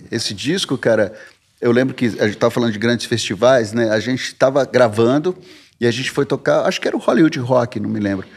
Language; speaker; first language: Portuguese; early bilingual, heritage; Portuguese